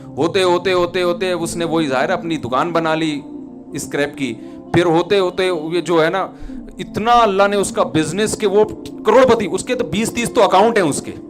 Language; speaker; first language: Urdu; native; Urdu